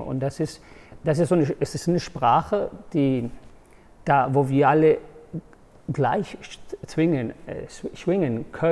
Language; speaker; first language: German; non-native, fluent; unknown